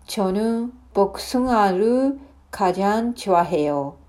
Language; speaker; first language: Korean; non-native, learner; Japanese